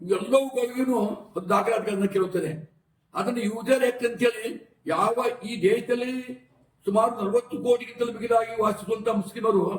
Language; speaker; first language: Kannada; non-native, local second language; Urdu